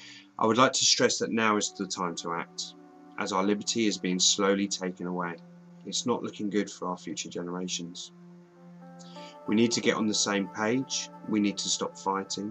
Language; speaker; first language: English; native; English